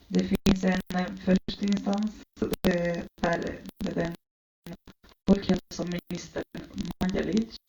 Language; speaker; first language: Swedish; early bilingual, other home language; Spanish